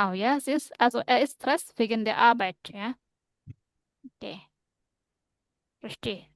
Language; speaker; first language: German; non-native, fluent; Indonesian